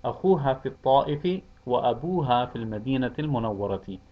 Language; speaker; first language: Arabic; non-native, fluent; English